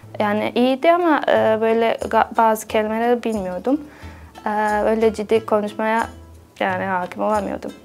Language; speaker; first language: Turkish; non-native, fluent; Bosnian